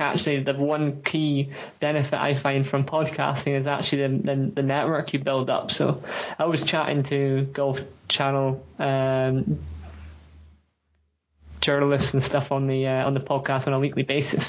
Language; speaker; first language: English; native; English